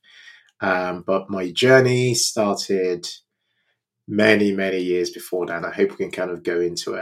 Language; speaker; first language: English; non-native, local second language; Yoruba